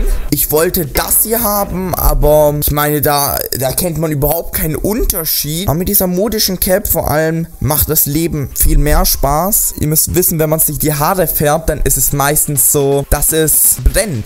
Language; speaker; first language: German; native; German